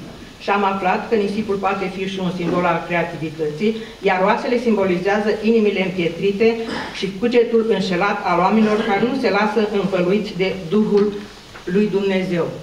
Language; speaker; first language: Romanian; native; Romanian